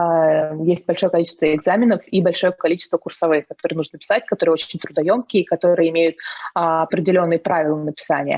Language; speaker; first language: Russian; native; Russian